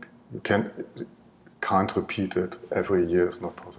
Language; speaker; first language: English; non-native, learner; German